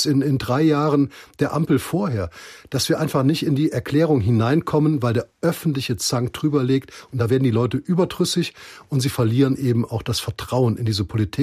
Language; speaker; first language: German; native; German